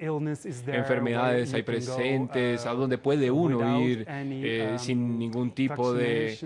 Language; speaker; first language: Spanish; non-native, fluent; Dutch